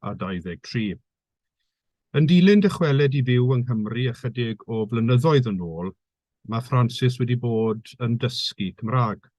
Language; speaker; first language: Welsh; native; Welsh